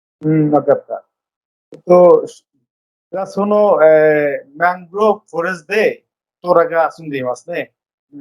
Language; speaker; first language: Japanese; non-native, fluent; Bangla